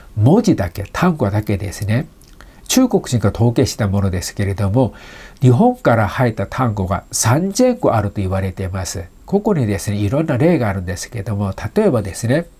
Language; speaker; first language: Japanese; non-native, fluent; Chinese